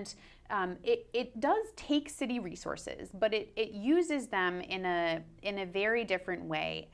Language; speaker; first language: English; native; English